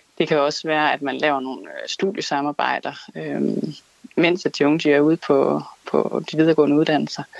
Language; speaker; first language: Danish; native; Danish